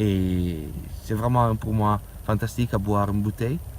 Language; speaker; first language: French; non-native, learner; Italian